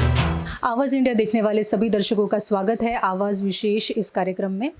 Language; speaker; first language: Hindi; native; Hindi